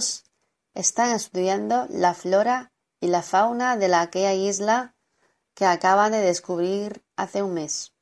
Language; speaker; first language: Spanish; non-native, fluent; Chinese